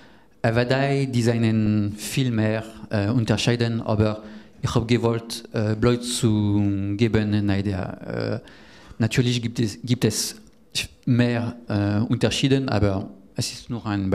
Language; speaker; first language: German; non-native, learner; French